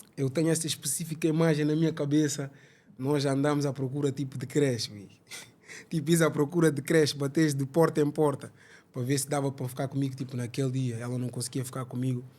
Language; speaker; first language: Portuguese; early bilingual, other home language; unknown